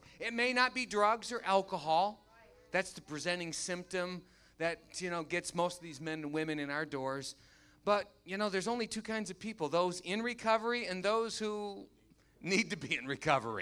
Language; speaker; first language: English; native; English